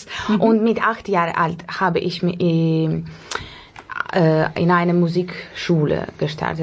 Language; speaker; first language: German; non-native, learner; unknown